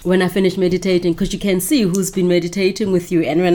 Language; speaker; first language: English; non-native, local second language; Northern Sotho